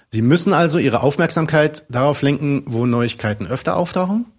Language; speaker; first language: German; early bilingual, other home language; Arabic